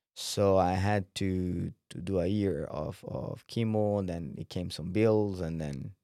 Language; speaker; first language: English; non-native, fluent; Portuguese